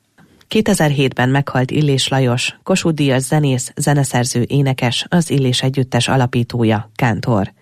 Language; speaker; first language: Hungarian; native; Hungarian